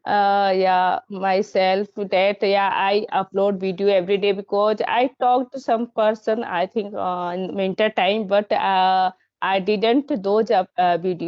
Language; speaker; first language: English; non-native, learner; Hindi